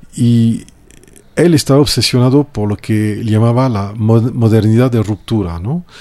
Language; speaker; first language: Spanish; non-native, fluent; French